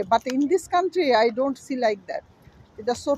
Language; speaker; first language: English; non-native, learner; Bangla